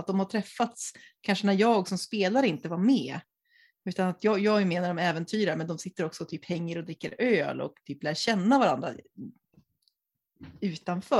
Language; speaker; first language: Swedish; native; Swedish